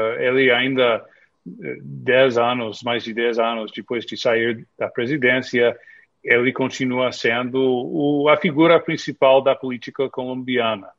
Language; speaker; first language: Portuguese; non-native, fluent; English